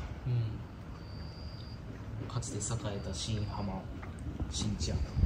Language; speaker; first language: Japanese; native; Japanese